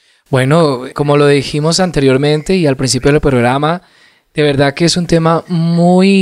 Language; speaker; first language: Spanish; native; Spanish